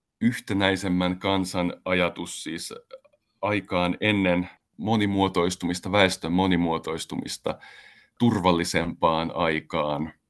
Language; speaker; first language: Finnish; native; Finnish